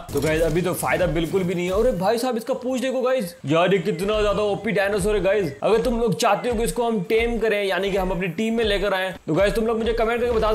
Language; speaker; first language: Hindi; native; Hindi